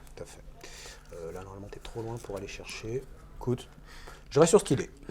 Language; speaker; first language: French; native; French